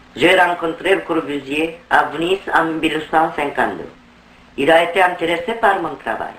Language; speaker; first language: French; non-native, fluent; Korean